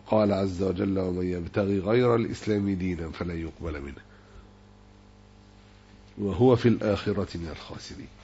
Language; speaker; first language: Arabic; native; Arabic